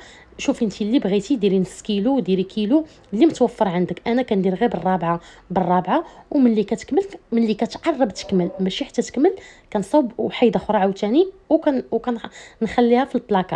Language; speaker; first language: Arabic; native; Arabic